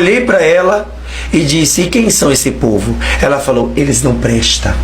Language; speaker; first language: Portuguese; native; Portuguese